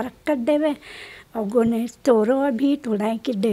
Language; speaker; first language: Dutch; non-native, local second language; Caribbean Hindustani